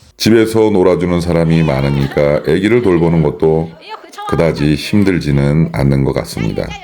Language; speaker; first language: Korean; non-native, fluent; Chinese